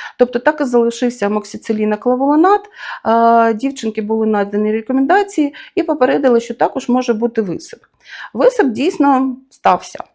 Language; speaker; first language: Ukrainian; native; Ukrainian